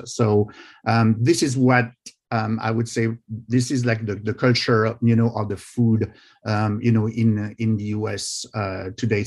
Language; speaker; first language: English; non-native, fluent; French